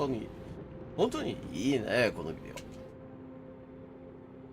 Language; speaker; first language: Japanese; non-native, fluent; English